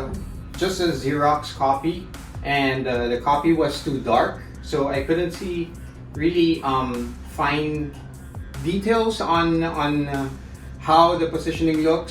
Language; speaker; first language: English; non-native, local second language; Filipino